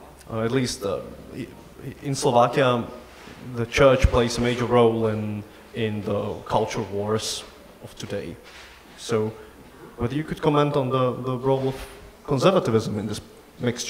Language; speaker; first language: English; non-native, fluent; Slovak